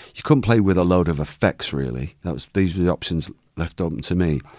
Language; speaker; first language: English; native; English